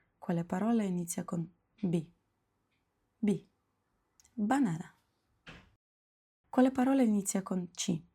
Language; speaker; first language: Italian; non-native, fluent; Ukrainian